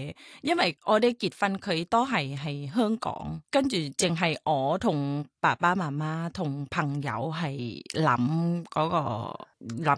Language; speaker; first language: Cantonese; non-native, fluent; Thai